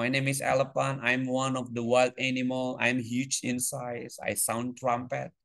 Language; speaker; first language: English; non-native, fluent; Indonesian